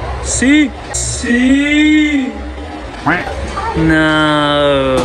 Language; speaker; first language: Spanish; native; Spanish